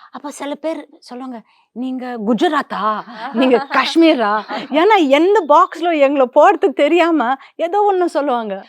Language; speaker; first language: Tamil; non-native, local second language; French